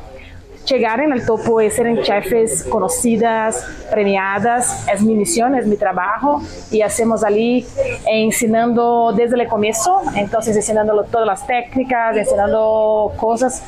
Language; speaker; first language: Spanish; non-native, fluent; Portuguese